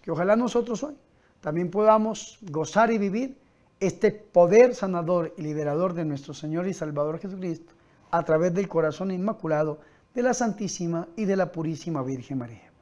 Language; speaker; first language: Spanish; native; Spanish